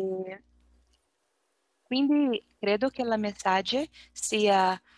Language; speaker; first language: Italian; non-native, learner; Portuguese